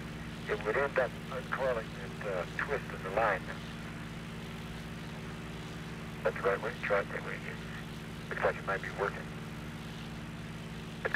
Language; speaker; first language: English; native; English